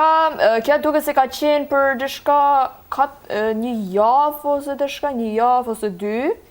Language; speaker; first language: Albanian; early bilingual, heritage; Albanian